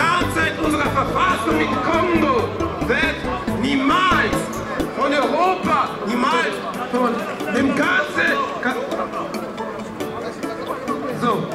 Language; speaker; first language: German; non-native, fluent; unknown